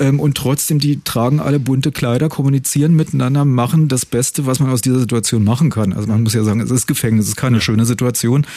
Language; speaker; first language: German; native; German